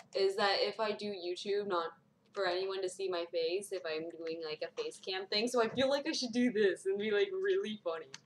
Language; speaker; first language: English; native; English